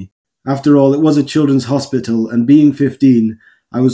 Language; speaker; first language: English; native; English